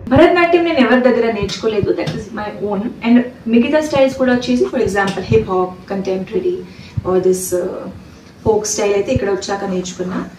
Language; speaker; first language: Telugu; non-native, fluent; Hindi